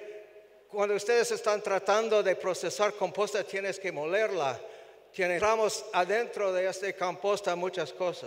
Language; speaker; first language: Spanish; non-native, fluent; English